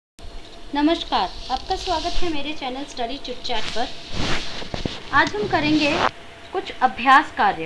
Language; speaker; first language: Hindi; native; Hindi